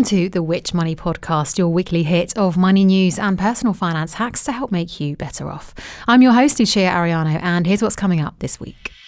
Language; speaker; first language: English; native; English